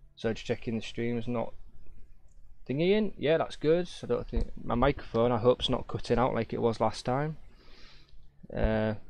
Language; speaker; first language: English; native; English